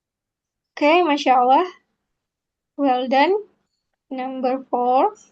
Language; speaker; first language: English; non-native, fluent; Indonesian